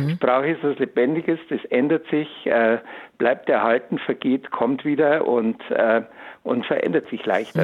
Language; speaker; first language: German; native; German